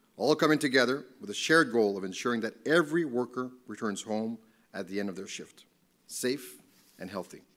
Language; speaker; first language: English; native; English